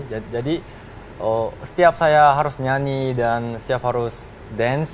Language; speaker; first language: Indonesian; early bilingual, heritage; Indonesian